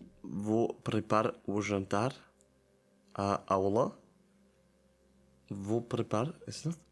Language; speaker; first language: Portuguese; non-native, learner; Italian